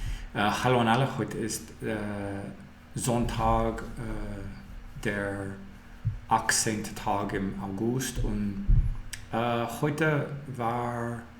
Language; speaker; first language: German; non-native, learner; English